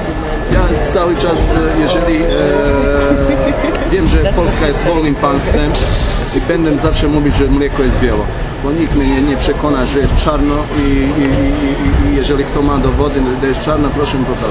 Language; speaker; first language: Polish; non-native, fluent; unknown